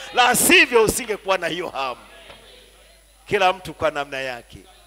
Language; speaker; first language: Swahili; native; Swahili